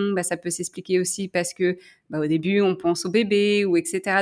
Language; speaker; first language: French; native; French